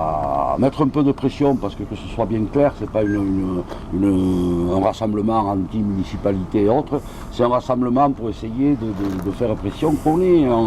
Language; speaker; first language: French; native; French